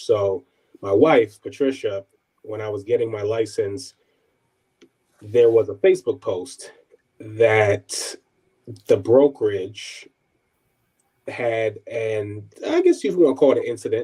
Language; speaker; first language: English; native; English